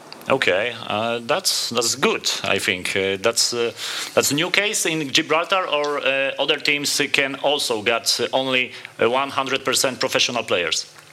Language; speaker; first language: English; non-native, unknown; Polish